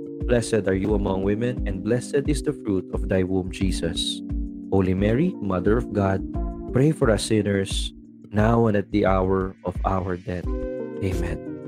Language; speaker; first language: English; non-native, local second language; Filipino